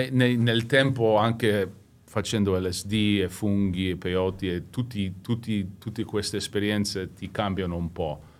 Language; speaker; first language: Italian; early bilingual, heritage; English